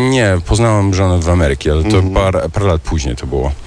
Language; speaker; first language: Polish; early bilingual, heritage; German